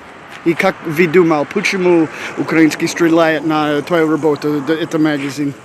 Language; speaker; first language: Russian; non-native, learner; English